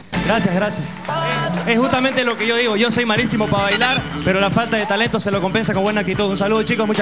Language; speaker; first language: Spanish; native; Spanish